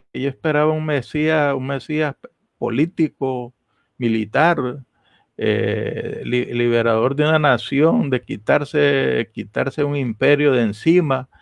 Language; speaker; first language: Spanish; native; Spanish